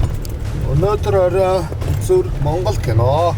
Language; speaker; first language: Mongolian; native; Mongolian